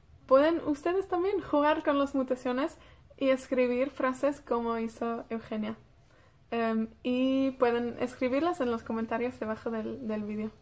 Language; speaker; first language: Spanish; non-native, fluent; Welsh